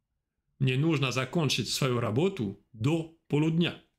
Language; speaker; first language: Russian; non-native, fluent; French